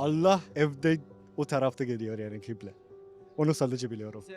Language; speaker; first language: Turkish; non-native, learner; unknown